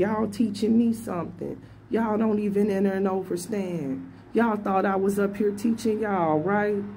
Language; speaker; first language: English; native; English